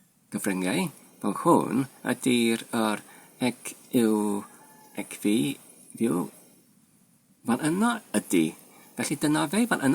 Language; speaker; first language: Welsh; non-native, fluent; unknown